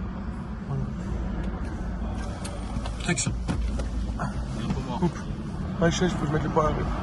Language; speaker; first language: French; native; French